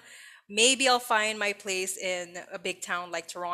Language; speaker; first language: English; non-native, local second language; Filipino